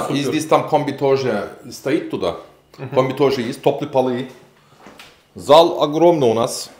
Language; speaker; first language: Russian; non-native, learner; Turkish